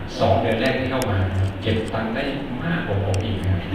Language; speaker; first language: Thai; native; Thai